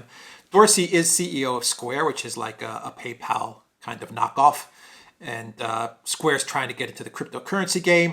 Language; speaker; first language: English; native; English